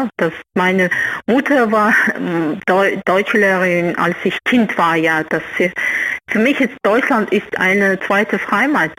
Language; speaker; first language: German; non-native, learner; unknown